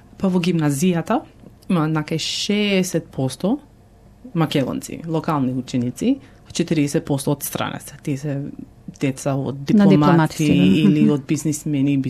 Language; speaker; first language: Macedonian; early bilingual, heritage; Macedonian